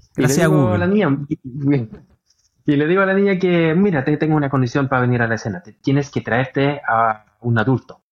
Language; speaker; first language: Spanish; early bilingual, heritage; Norwegian